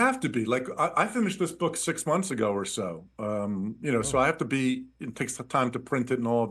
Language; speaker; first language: English; native; English